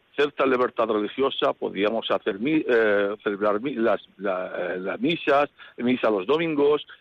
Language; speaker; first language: Spanish; non-native, fluent; Arabic